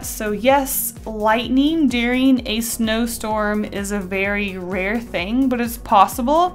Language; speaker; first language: English; native; English